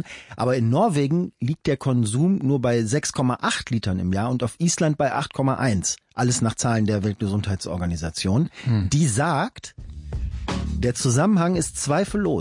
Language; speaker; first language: German; native; German